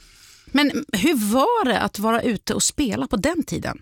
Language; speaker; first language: Swedish; native; Swedish